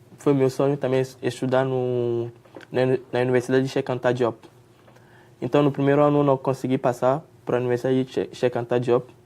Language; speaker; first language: Portuguese; non-native, fluent; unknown